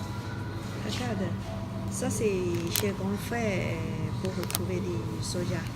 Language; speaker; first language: French; non-native, learner; Chinese